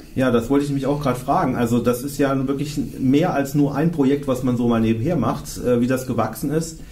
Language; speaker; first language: German; native; German